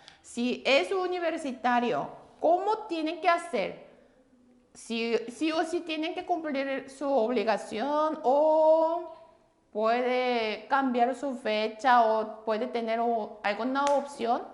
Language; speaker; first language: Spanish; non-native, fluent; Korean